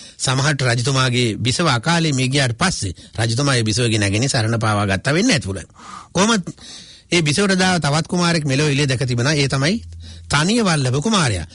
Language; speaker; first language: Sinhala; native; Sinhala